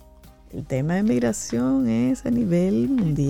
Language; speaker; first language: Spanish; native; Spanish